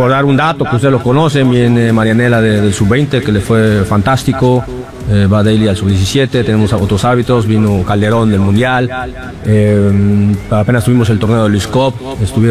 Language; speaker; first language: Spanish; native; Spanish